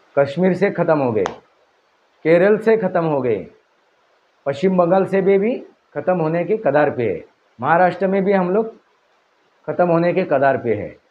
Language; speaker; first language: Hindi; non-native, local second language; Marathi